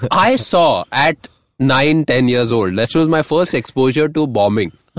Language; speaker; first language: English; non-native, local second language; Hindi